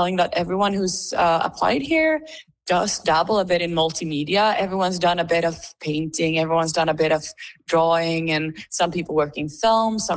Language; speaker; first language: English; non-native, fluent; Swedish